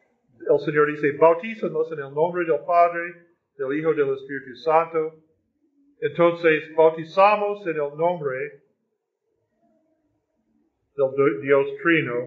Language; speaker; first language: Spanish; non-native, fluent; English